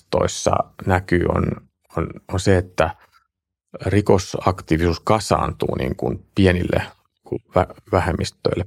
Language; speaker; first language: Finnish; native; Finnish